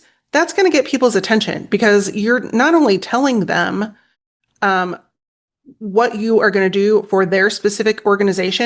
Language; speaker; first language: English; native; English